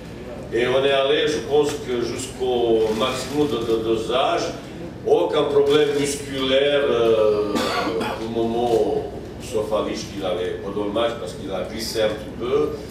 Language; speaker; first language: French; non-native, fluent; Bosnian